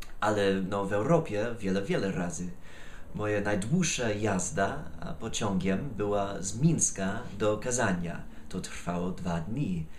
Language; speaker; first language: Polish; non-native, fluent; English